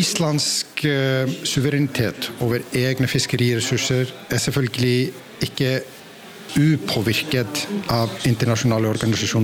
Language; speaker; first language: Norwegian; non-native, fluent; Icelandic